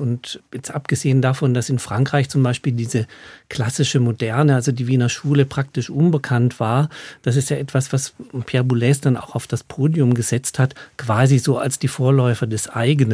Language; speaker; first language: German; native; German